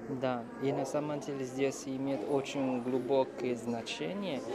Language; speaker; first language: Russian; non-native, fluent; Chinese